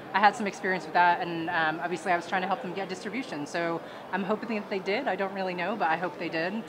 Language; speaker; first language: English; native; English